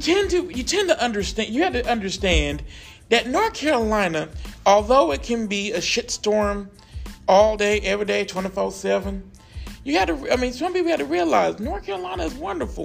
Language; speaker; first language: English; native; English